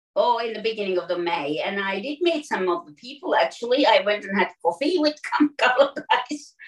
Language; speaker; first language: English; non-native, fluent; Finnish